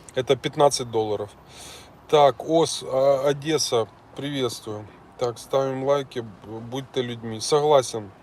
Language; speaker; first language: Russian; native; Russian